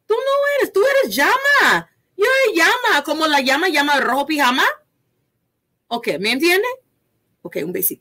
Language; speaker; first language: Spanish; early bilingual, heritage; Spanish